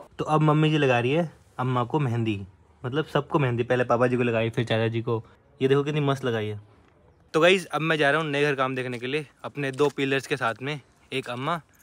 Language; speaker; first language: Hindi; native; Hindi